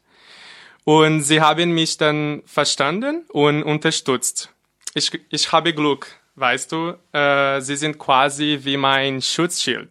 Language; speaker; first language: German; non-native, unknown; Portuguese